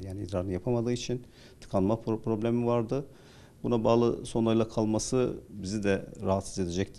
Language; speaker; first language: Turkish; native; Turkish